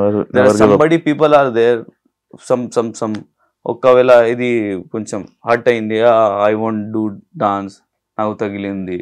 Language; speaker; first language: Telugu; non-native, learner; Hindi